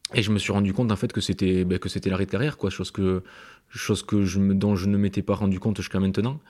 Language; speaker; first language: French; native; French